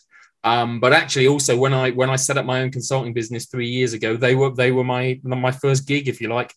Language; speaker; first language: English; native; English